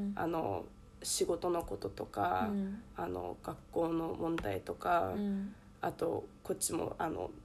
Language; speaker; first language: Japanese; early bilingual, heritage; Japanese